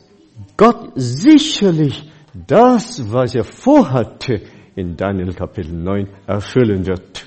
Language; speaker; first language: German; non-native, fluent; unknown